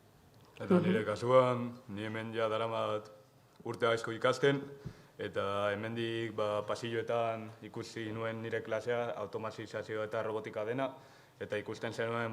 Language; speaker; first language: Basque; non-native, local second language; Spanish